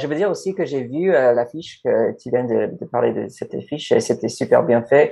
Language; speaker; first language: French; non-native, learner; English